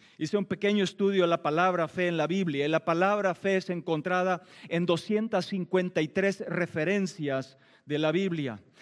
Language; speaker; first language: Spanish; non-native, local second language; Plautdietsch